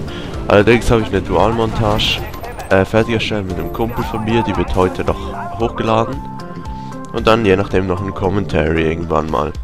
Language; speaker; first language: German; native; German